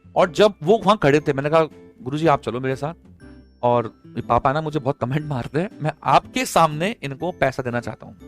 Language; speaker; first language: Hindi; native; Hindi